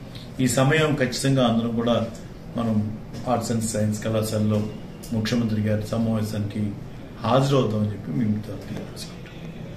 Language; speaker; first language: Telugu; native; Telugu